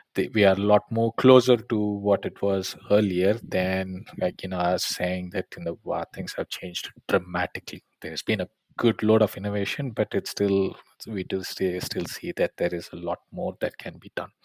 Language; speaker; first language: English; non-native, local second language; Tamil